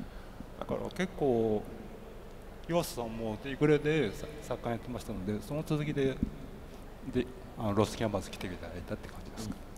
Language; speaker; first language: Japanese; native; Japanese